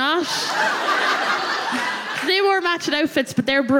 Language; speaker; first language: English; native; English